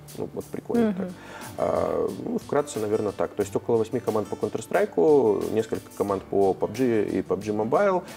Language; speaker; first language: Russian; native; Russian